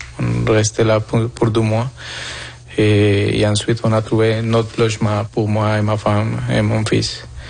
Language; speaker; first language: French; non-native, fluent; Spanish